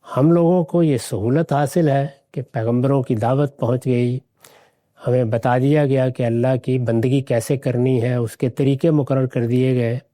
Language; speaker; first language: Urdu; native; Urdu